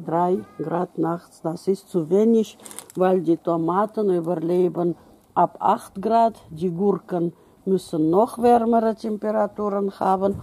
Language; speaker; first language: German; non-native, fluent; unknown